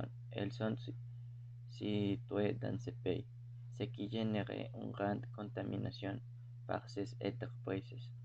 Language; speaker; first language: French; non-native, learner; Spanish